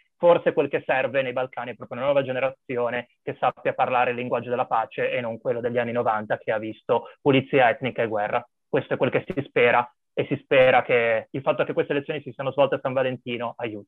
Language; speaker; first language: Italian; native; Italian